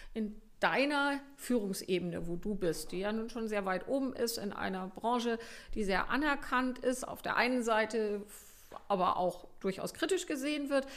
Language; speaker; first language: German; native; German